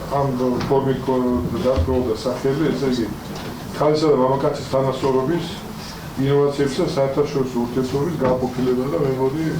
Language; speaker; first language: Georgian; non-native, local second language; Azerbaijani